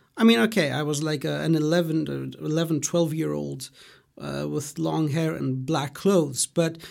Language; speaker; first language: English; non-native, fluent; Greek